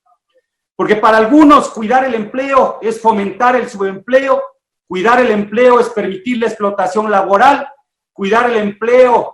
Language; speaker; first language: Spanish; native; Spanish